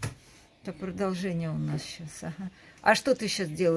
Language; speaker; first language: Russian; native; Russian